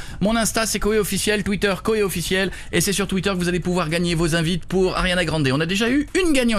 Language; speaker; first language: French; native; French